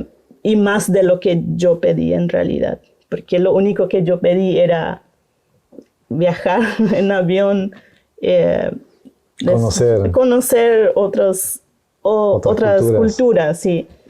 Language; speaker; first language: Spanish; non-native, local second language; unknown